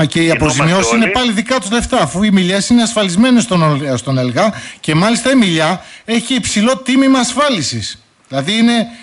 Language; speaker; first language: Greek; native; Greek